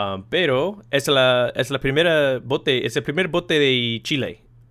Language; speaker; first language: Spanish; non-native, learner; English